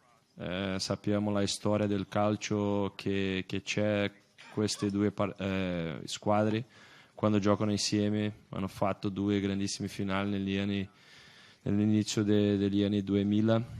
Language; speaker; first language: Italian; non-native, fluent; Portuguese